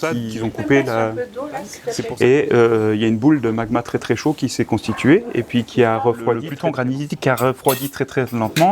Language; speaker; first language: French; native; French